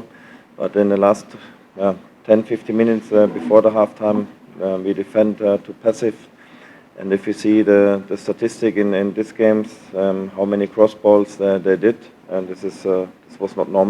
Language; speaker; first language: English; non-native, learner; German